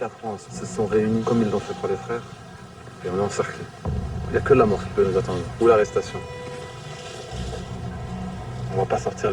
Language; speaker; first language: French; native; French